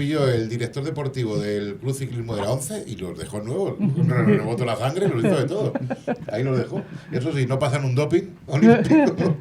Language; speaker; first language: Spanish; native; Spanish